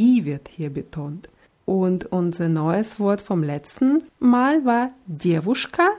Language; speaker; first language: German; non-native, fluent; Russian